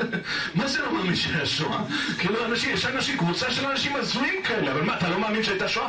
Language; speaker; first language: Hebrew; native; Hebrew